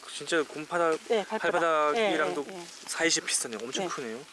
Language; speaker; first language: Korean; non-native, fluent; German